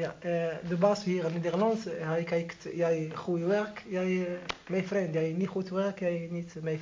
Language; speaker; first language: Dutch; non-native, learner; Arabic